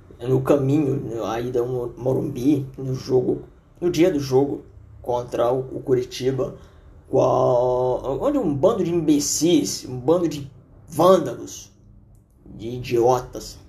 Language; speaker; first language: Portuguese; native; Portuguese